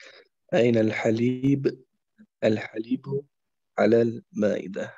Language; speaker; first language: Arabic; non-native, learner; German